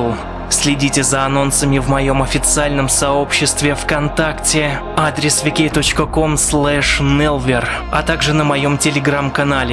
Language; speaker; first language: Russian; native; Russian